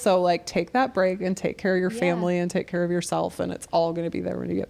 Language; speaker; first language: English; native; English